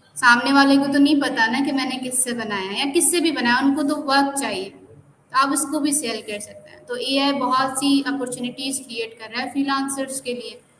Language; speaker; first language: Urdu; non-native, local second language; Sindhi